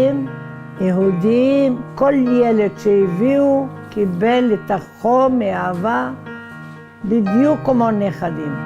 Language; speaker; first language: Hebrew; non-native, fluent; Arabic